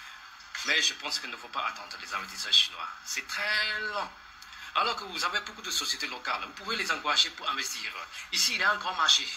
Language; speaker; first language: French; non-native, fluent; Chinese